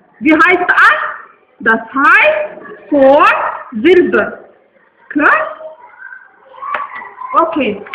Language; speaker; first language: German; non-native, learner; Arabic